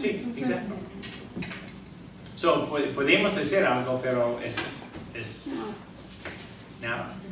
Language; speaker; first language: Spanish; non-native, fluent; English